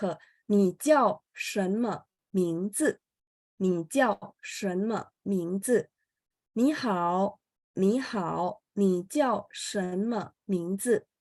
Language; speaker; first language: Chinese; non-native, fluent; Indonesian